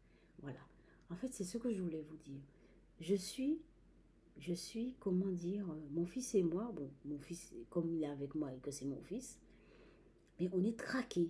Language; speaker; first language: French; native; French